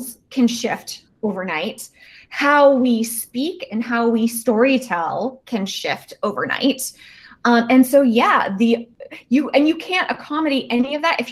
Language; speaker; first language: English; native; English